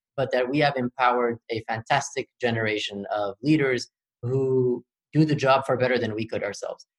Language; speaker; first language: English; early bilingual, other home language; Arabic